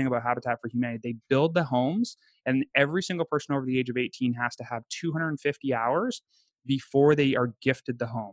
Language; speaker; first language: English; native; English